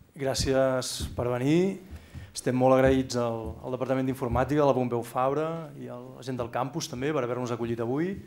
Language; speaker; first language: Catalan; native; Catalan